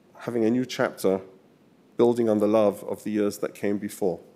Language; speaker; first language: English; native; English